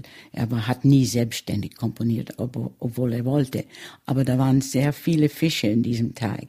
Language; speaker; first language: German; early bilingual, heritage; German